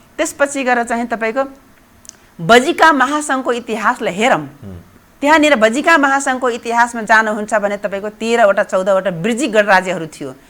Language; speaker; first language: Nepali; non-native, local second language; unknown